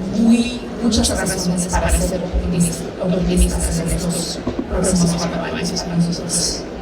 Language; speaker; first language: Spanish; early bilingual, heritage; Spanish